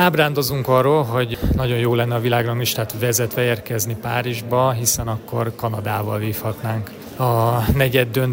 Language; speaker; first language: Hungarian; native; Hungarian